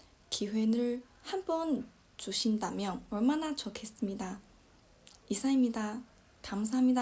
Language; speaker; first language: Korean; non-native, fluent; Chinese